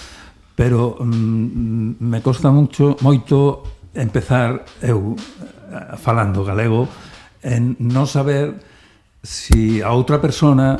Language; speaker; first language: Galician; non-native, learner; Spanish